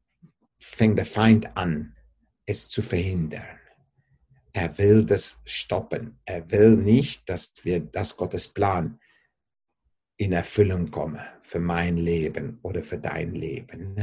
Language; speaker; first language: German; non-native, fluent; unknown